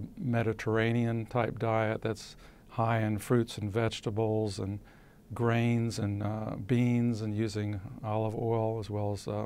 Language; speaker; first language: English; native; English